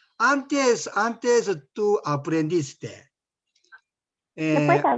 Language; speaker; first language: Spanish; non-native, learner; Korean